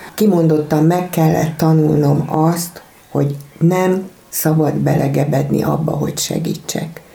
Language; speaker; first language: Hungarian; native; Hungarian